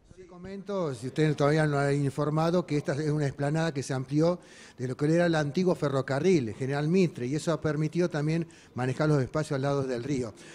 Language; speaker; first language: Spanish; native; Spanish